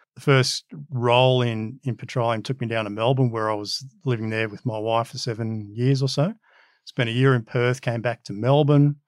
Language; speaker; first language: English; early bilingual, other home language; Macedonian